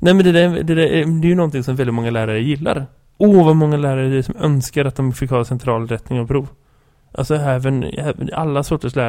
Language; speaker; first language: Swedish; native; Swedish